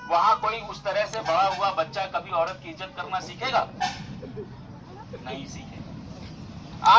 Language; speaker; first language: Hindi; non-native, local second language; Bhojpuri